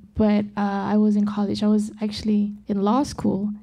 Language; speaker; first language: English; non-native, local second language; Malay